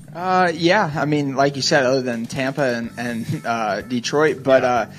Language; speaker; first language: English; native; English